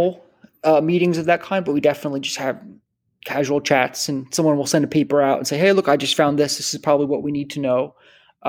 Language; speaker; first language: English; native; English